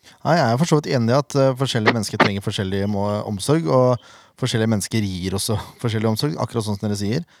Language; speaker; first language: Norwegian; native; Norwegian